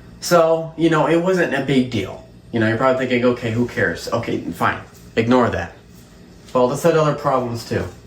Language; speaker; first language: English; native; English